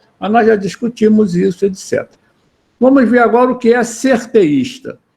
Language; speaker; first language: Portuguese; native; Portuguese